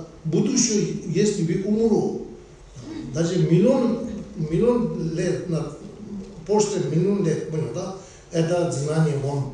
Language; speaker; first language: Russian; non-native, learner; Tibetan